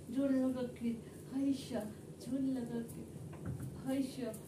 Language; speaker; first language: Hindi; non-native, local second language; Bangla